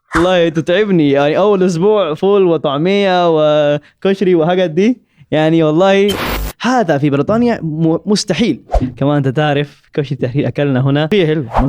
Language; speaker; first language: Arabic; non-native, learner; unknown